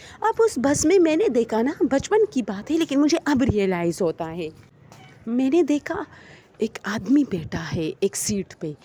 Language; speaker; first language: Urdu; non-native, local second language; Pashto